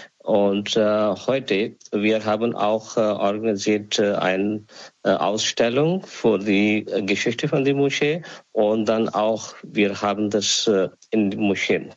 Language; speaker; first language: German; non-native, learner; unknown